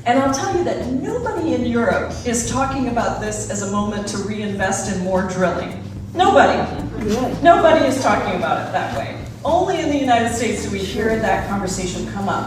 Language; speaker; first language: English; native; English